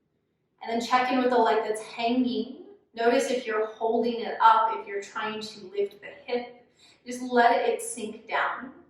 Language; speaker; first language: English; native; English